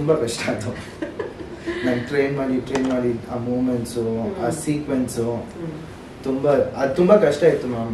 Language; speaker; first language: Kannada; early bilingual, heritage; Kannada